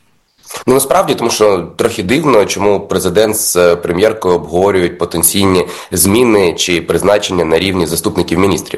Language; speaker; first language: Ukrainian; native; Ukrainian